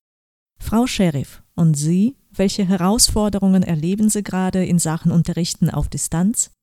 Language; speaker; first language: German; native; German